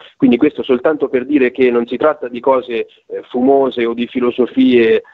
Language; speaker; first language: Italian; native; Italian